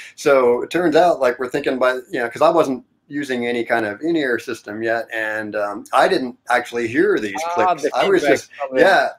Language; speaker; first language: English; native; English